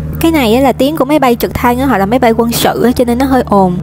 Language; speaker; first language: Vietnamese; native; Vietnamese